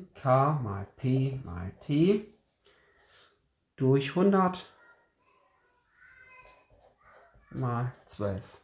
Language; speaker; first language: German; native; German